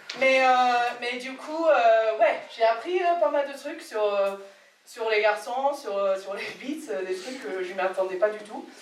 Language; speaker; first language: French; non-native, fluent; English